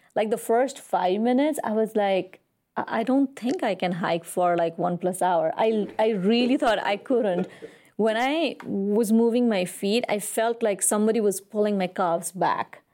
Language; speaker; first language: English; non-native, local second language; Nepali